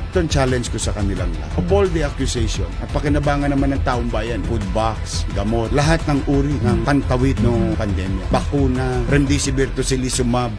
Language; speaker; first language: Filipino; native; Filipino